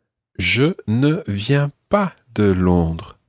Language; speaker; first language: French; non-native, fluent; English